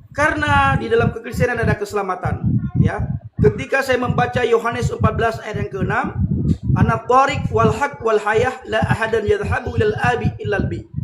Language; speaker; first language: Indonesian; non-native, local second language; Achinese